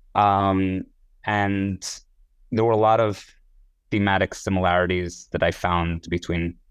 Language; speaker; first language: English; non-native, fluent; Hebrew